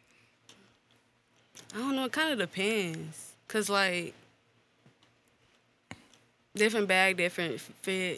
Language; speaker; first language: English; native; English